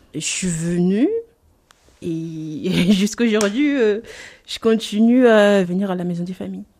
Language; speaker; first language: French; non-native, local second language; Comorian